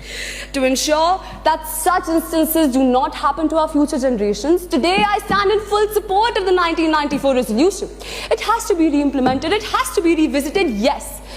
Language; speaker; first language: English; non-native, local second language; Hindi